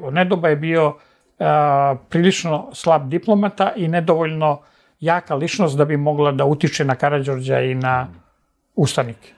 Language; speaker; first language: Serbian; native; Serbian